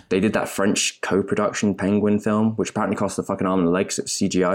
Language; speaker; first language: English; native; English